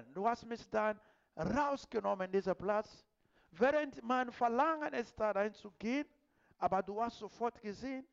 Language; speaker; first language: German; non-native, fluent; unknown